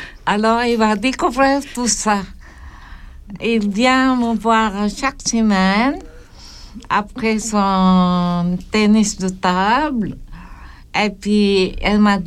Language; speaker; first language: French; non-native, learner; Filipino